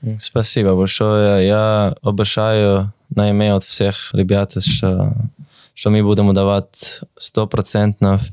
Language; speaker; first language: Russian; non-native, learner; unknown